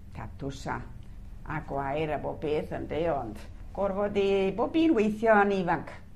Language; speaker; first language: Welsh; early bilingual, heritage; Welsh